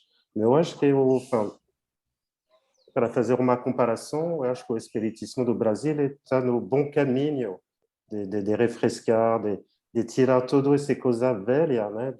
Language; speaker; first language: Portuguese; non-native, fluent; French